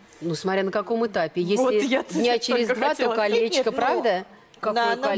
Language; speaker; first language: Russian; native; Russian